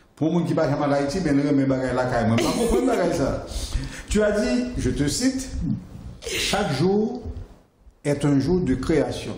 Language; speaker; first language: French; non-native, local second language; Haitian Creole